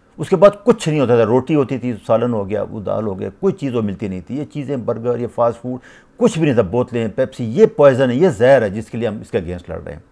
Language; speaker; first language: Urdu; native; Urdu